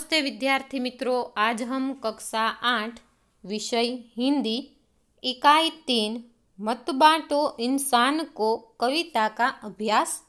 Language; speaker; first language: Hindi; non-native, local second language; Gujarati